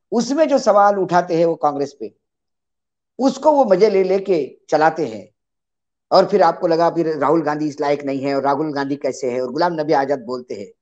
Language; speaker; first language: Hindi; native; Hindi